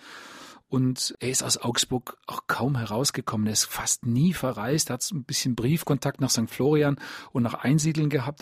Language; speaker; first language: German; native; German